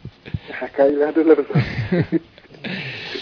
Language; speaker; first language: French; non-native, local second language; Wolof